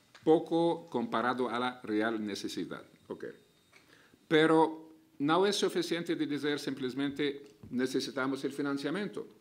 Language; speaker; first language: Spanish; non-native, fluent; Arabic